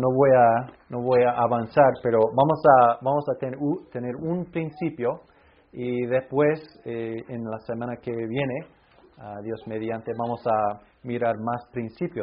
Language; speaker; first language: Spanish; non-native, fluent; English